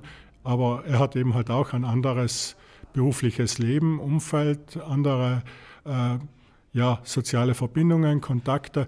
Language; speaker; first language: German; native; German